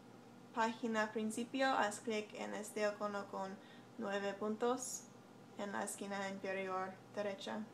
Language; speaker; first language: Spanish; non-native, learner; English